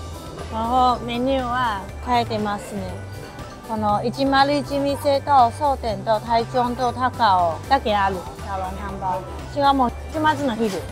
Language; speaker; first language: Japanese; non-native, fluent; Chinese